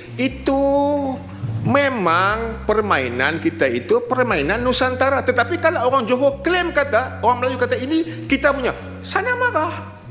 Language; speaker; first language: Malay; native; Malay